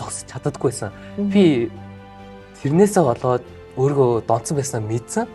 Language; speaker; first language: Mongolian; early bilingual, heritage; Mongolian